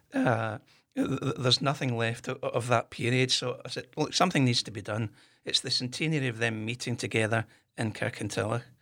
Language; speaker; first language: English; native; English